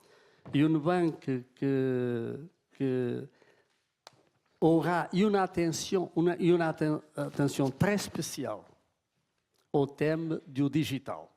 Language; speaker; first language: French; non-native, fluent; Portuguese